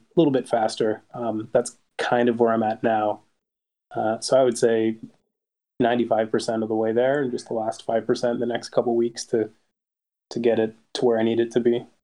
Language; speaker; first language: English; native; English